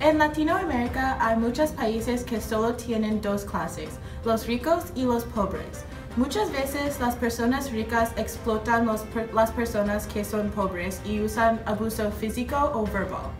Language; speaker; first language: Spanish; non-native, learner; English